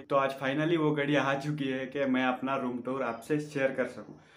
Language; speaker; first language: Hindi; non-native, local second language; Urdu